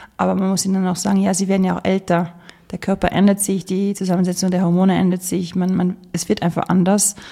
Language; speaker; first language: German; native; German